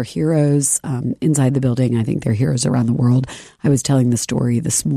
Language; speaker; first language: English; native; English